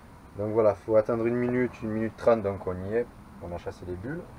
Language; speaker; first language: French; native; French